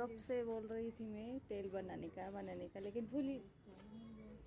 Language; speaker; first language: Hindi; non-native, local second language; Marathi